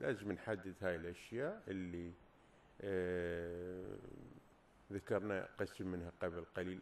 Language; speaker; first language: Arabic; native; Arabic